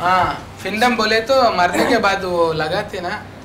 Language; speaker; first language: Hindi; non-native, local second language; Telugu